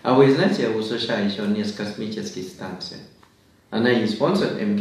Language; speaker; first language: Russian; non-native, fluent; Thai